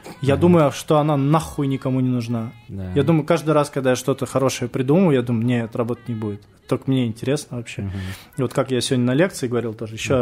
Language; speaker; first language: Russian; native; Russian